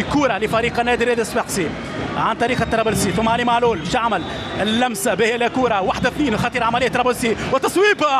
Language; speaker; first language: Arabic; native; Arabic